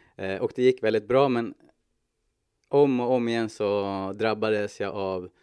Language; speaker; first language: Swedish; native; Swedish